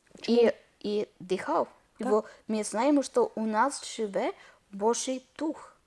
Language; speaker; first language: Ukrainian; non-native, learner; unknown